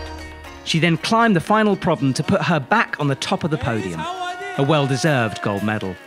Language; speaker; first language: English; native; English